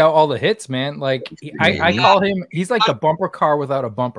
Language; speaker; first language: English; native; English